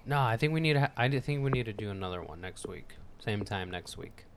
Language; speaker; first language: English; early bilingual, other home language; Spanish